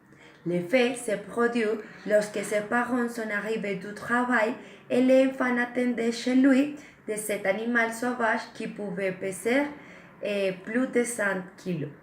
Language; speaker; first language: French; non-native, learner; Spanish